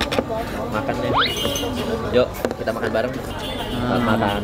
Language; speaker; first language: Indonesian; native; Indonesian